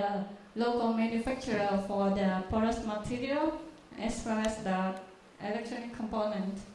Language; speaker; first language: English; non-native, learner; Vietnamese